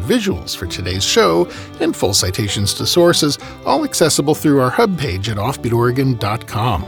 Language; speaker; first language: English; native; English